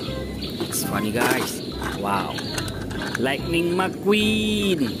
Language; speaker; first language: English; non-native, learner; Indonesian